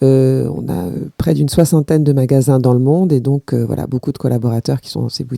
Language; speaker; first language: French; native; French